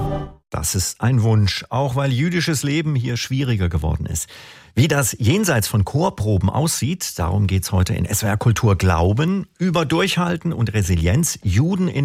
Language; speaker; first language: German; native; German